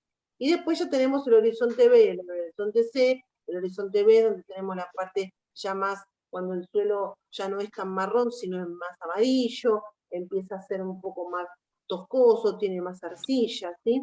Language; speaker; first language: Spanish; native; Spanish